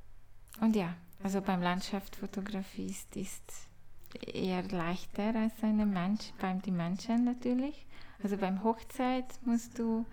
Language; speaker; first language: German; non-native, learner; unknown